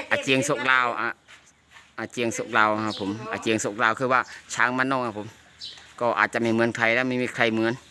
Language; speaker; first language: Thai; non-native, local second language; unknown